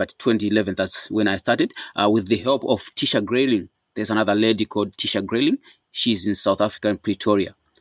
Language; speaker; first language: English; non-native, local second language; Shona